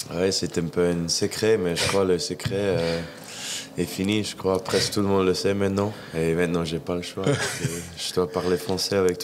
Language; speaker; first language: French; non-native, fluent; English